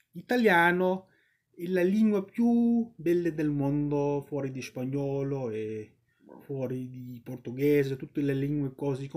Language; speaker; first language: Italian; non-native, learner; English